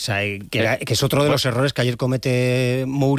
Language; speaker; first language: Spanish; native; Spanish